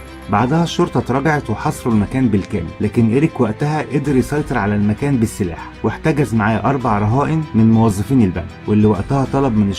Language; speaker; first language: Arabic; native; Arabic